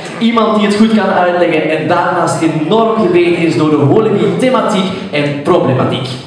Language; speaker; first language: Dutch; native; Dutch